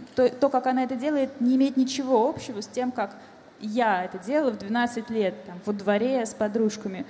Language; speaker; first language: Russian; native; Russian